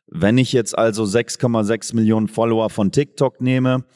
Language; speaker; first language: German; native; German